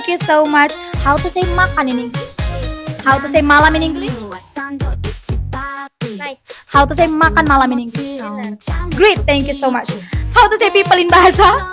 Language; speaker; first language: English; non-native, fluent; Indonesian